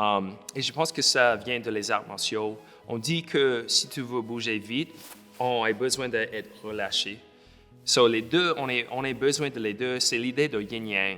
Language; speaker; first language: French; non-native, local second language; English